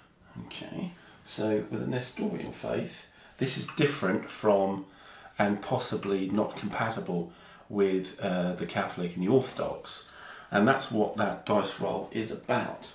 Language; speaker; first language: English; native; English